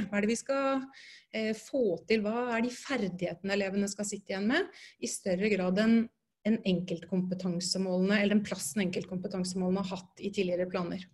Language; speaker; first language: Norwegian; native; Norwegian